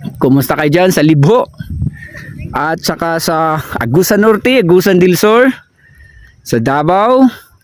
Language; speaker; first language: Filipino; non-native, local second language; Cebuano